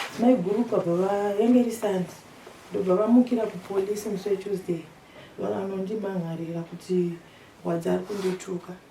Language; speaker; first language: Shona; early bilingual, other home language; Nyanja